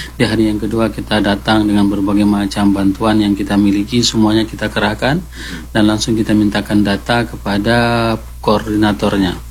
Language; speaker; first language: Indonesian; non-native, local second language; Achinese